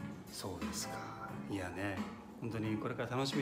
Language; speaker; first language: Japanese; native; Japanese